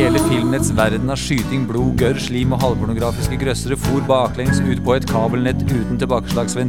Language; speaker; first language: Norwegian; native; Norwegian